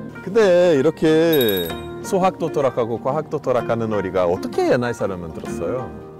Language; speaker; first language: Korean; non-native, fluent; Portuguese